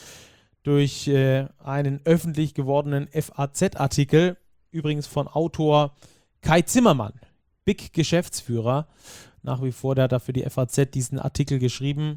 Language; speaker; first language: German; native; German